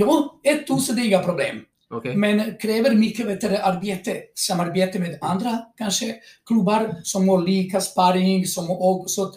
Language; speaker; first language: Swedish; non-native, fluent; Croatian